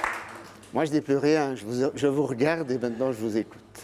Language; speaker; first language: French; native; French